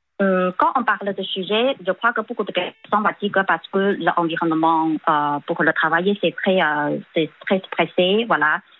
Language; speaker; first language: French; non-native, fluent; Chinese